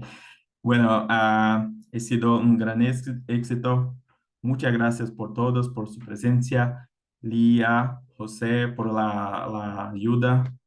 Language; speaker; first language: Spanish; non-native, fluent; Portuguese